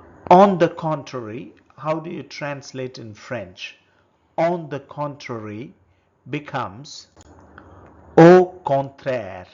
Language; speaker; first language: English; non-native, local second language; Telugu